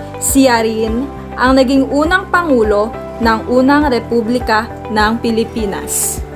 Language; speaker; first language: Filipino; non-native, local second language; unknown